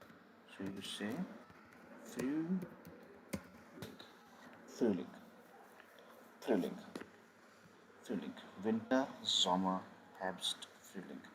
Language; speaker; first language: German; non-native, fluent; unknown